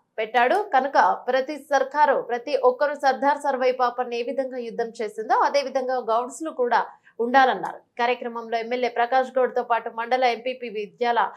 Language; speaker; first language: Telugu; native; Telugu